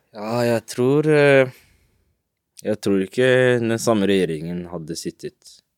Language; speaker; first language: Norwegian; native; Norwegian